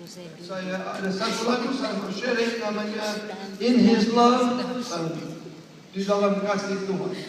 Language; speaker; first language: Indonesian; non-native, learner; English